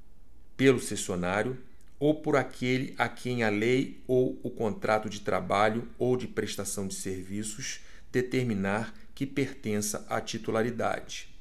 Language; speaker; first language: Portuguese; native; Portuguese